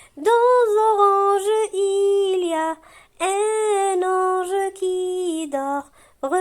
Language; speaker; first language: French; non-native, local second language; Arabic